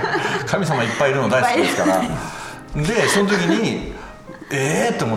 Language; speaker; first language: Japanese; native; Japanese